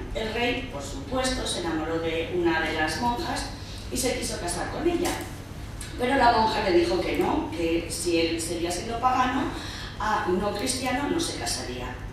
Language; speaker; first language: Spanish; early bilingual, heritage; Spanish